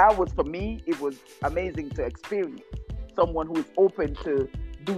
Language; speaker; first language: English; non-native, local second language; French